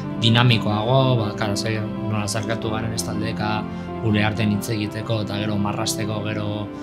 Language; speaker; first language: Basque; non-native, local second language; Spanish